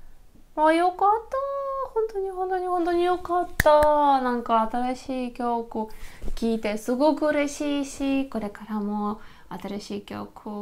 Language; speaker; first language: Japanese; non-native, learner; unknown